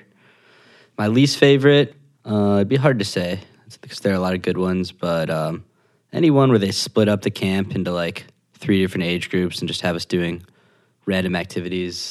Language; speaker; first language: English; native; English